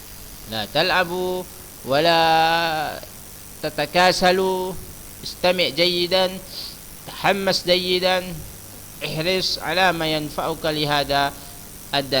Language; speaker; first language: Arabic; non-native, fluent; Indonesian